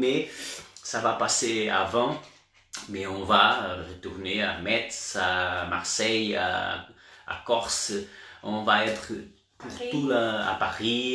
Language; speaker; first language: French; non-native, learner; Portuguese